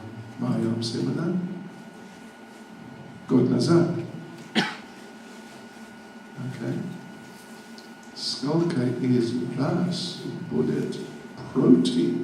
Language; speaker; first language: Russian; non-native, learner; English